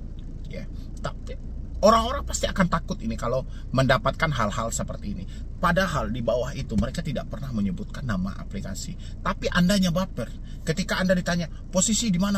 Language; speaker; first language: Indonesian; native; Indonesian